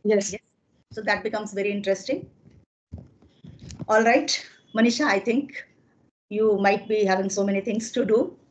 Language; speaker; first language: English; non-native, fluent; Hindi